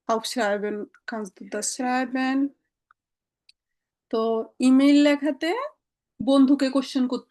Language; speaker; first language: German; non-native, fluent; Bangla